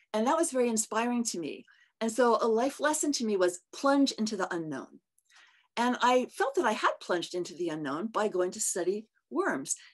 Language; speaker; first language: English; native; English